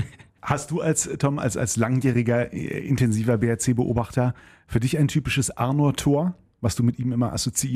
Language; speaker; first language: German; native; German